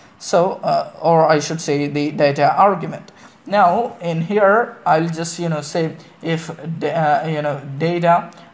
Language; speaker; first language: English; non-native, local second language; Malayalam